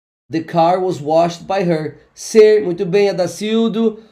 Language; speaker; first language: English; non-native, fluent; Portuguese